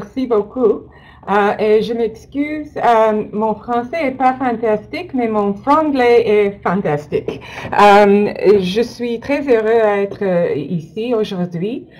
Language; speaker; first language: French; non-native, learner; English